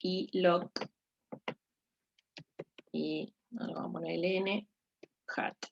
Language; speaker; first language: Spanish; native; Spanish